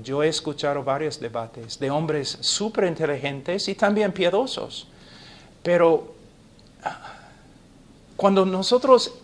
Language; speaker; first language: Spanish; non-native, fluent; English